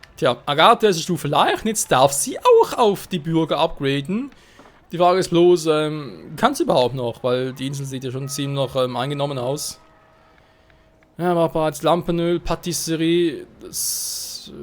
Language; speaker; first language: German; native; German